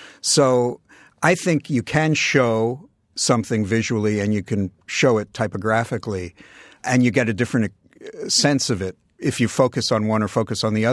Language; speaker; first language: English; native; English